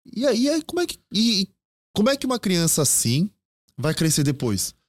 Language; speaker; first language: Portuguese; native; Portuguese